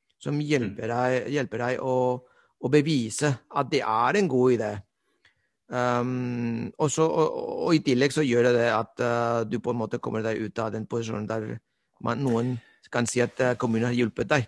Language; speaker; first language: Norwegian; non-native, fluent; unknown